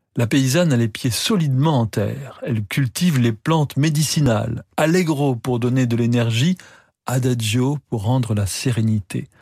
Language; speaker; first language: French; native; French